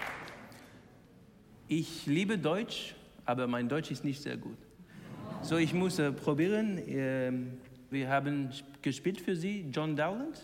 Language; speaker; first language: German; non-native, learner; English